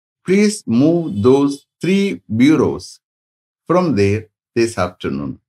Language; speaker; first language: English; non-native, local second language; Tamil